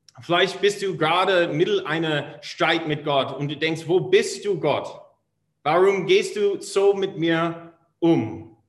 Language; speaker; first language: German; non-native, fluent; English